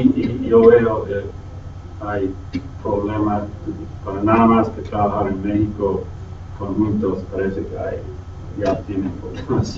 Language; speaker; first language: Spanish; non-native, learner; English